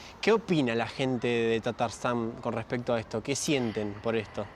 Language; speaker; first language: Spanish; native; Spanish